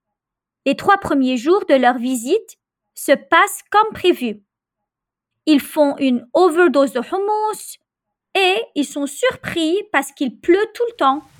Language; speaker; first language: French; non-native, local second language; Arabic